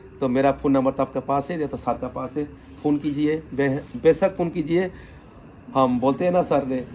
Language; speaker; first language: Hindi; non-native, local second language; Kok Borok